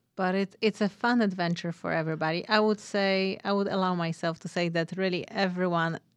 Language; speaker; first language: English; non-native, fluent; Polish